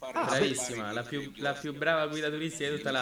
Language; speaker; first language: Italian; native; Italian